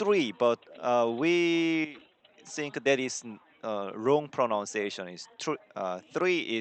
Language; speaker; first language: English; non-native, learner; Korean